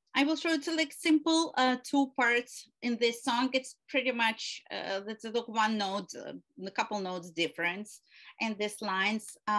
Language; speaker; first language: English; non-native, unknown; Ukrainian